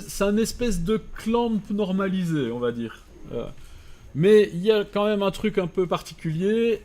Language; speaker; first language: French; native; French